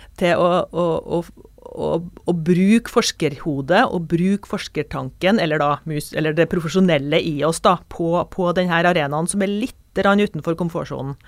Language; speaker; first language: Norwegian; native; Norwegian